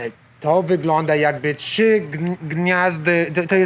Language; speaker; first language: Polish; non-native, learner; English